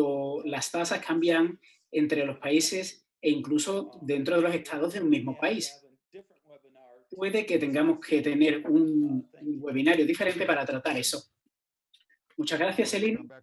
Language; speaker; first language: Spanish; non-native, fluent; Turkish